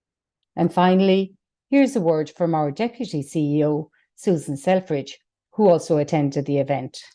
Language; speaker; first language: English; native; English